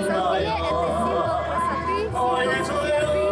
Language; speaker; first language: Russian; non-native, local second language; Uzbek